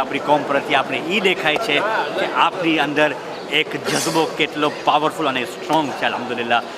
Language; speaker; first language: Gujarati; early bilingual, heritage; Gujarati